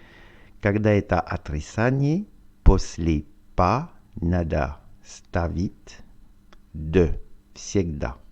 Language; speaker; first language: Russian; non-native, learner; French